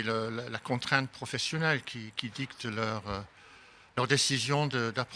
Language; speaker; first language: French; non-native, fluent; English